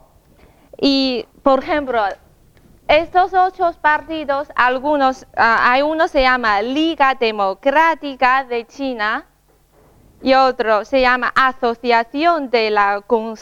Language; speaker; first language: Spanish; non-native, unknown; Chinese